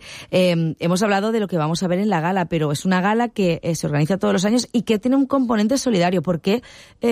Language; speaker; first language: Spanish; native; Spanish